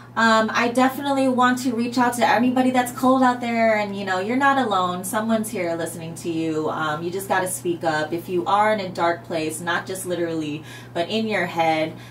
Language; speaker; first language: English; native; English